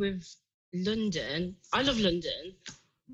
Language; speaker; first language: English; native; English